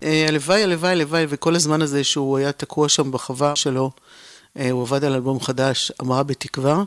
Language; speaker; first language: Hebrew; native; Hebrew